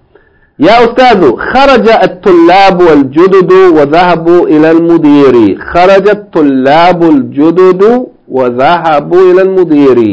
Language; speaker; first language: Arabic; non-native, fluent; English